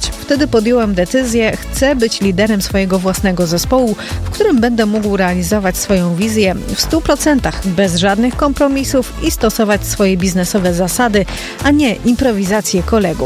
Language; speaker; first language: Polish; native; Polish